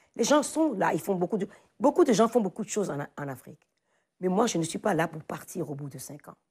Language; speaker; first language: French; non-native, local second language; Fon